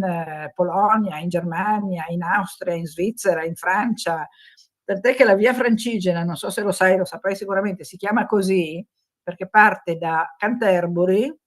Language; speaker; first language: Italian; native; Italian